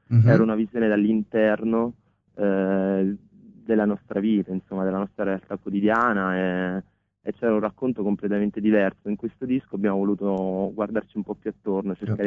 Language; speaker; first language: Italian; native; Italian